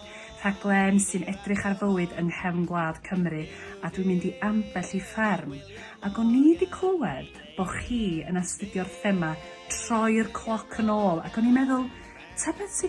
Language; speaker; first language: Welsh; native; Welsh